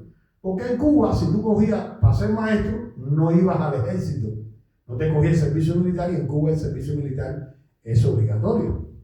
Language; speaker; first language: Spanish; native; Spanish